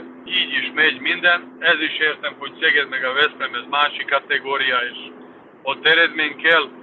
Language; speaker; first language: Hungarian; non-native, fluent; Serbian